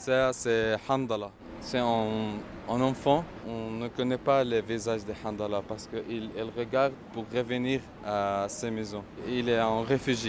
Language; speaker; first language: French; non-native, fluent; Arabic